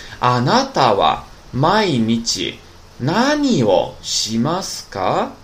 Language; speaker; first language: Japanese; non-native, fluent; Chinese